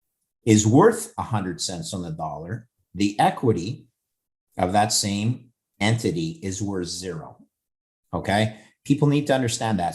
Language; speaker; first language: English; native; English